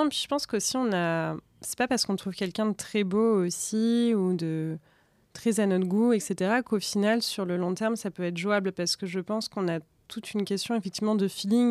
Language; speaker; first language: French; native; French